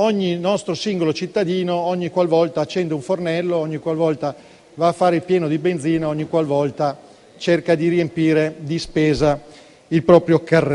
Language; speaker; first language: Italian; native; Italian